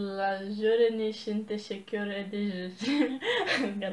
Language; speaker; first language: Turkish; non-native, learner; Lithuanian